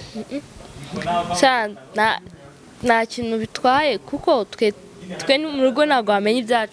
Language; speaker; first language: Kinyarwanda; native; Kinyarwanda